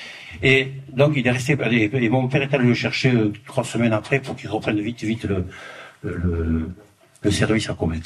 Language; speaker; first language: French; native; French